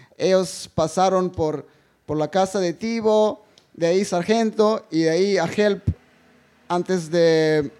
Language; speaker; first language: Spanish; non-native, fluent; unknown